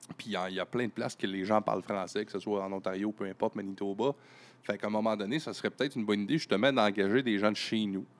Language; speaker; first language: French; native; French